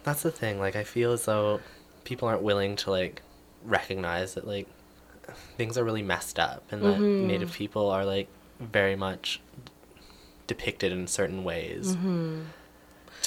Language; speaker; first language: English; native; English